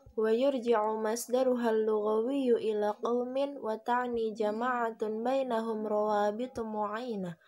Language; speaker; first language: Arabic; non-native, learner; Indonesian